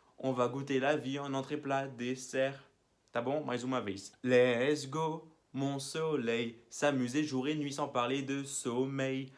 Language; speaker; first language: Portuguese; non-native, fluent; French